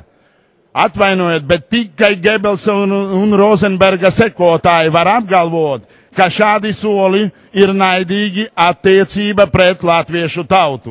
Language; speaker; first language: Latvian; non-native, local second language; Russian